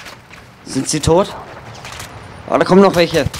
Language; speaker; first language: German; native; German